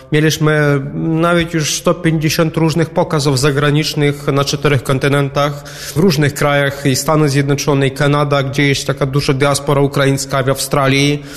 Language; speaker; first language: Polish; non-native, fluent; Ukrainian